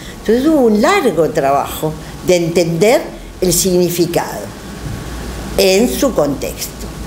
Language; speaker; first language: Spanish; native; Spanish